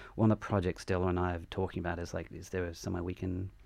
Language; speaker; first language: English; native; English